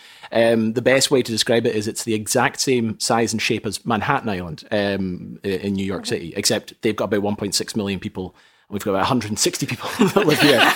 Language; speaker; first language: English; native; English